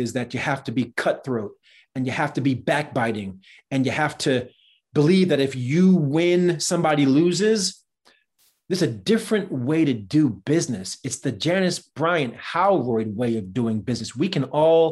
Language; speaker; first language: English; native; English